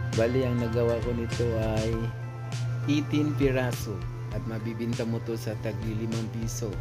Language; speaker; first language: Filipino; non-native, local second language; Cebuano